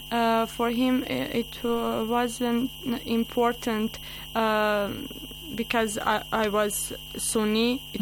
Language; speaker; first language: English; non-native, learner; Bosnian